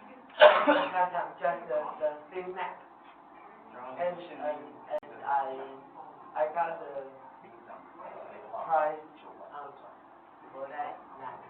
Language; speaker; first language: English; non-native, learner; Chinese